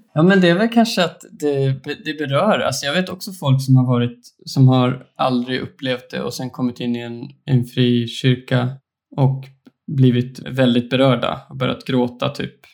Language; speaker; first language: Swedish; native; Swedish